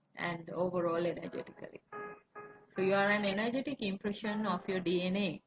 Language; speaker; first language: English; non-native, local second language; Sinhala